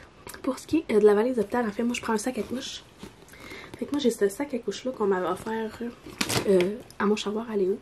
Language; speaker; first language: French; native; French